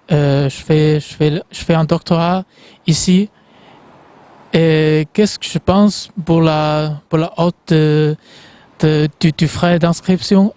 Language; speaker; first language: French; non-native, fluent; Chinese